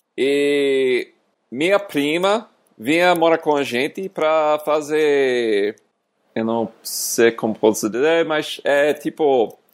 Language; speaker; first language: Portuguese; non-native, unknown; English